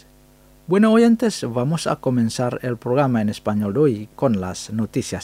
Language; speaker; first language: Spanish; non-native, fluent; Indonesian